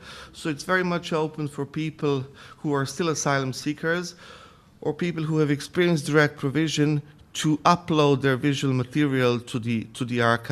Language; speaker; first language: English; non-native, fluent; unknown